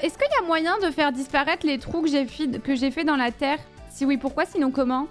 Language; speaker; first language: French; native; French